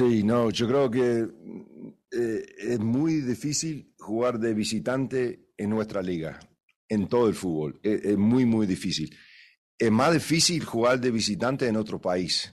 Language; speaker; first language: Spanish; early bilingual, heritage; Spanish